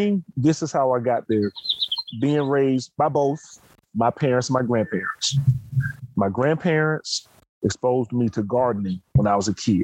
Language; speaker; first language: English; native; English